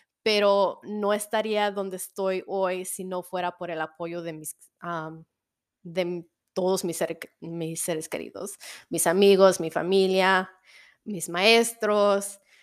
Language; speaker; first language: Spanish; early bilingual, heritage; Spanish